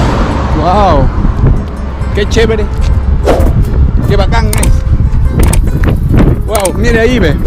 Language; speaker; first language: Spanish; native; Spanish